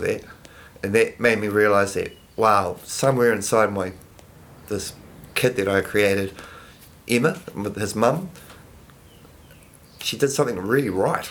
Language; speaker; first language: English; native; English